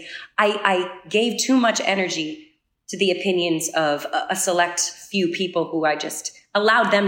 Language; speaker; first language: English; native; English